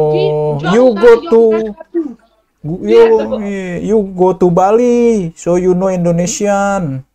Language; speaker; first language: English; non-native, learner; Indonesian